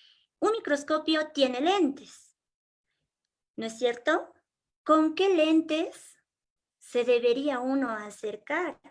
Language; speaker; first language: Spanish; native; Spanish